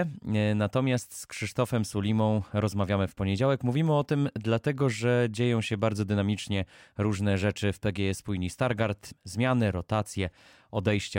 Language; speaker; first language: Polish; native; Polish